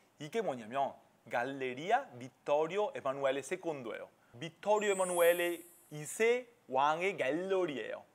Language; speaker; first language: Korean; non-native, fluent; Italian